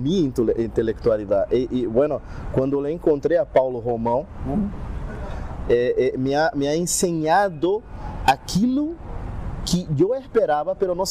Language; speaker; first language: Spanish; non-native, learner; Portuguese